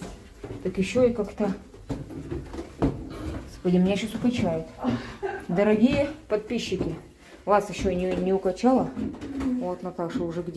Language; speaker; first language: Russian; native; Russian